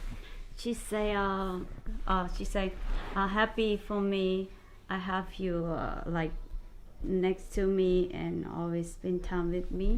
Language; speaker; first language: English; non-native, learner; Thai